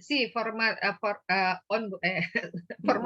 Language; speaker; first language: Italian; non-native, learner; Indonesian